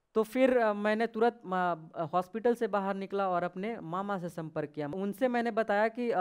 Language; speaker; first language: Hindi; native; Hindi